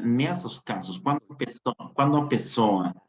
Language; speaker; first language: Portuguese; non-native, fluent; Spanish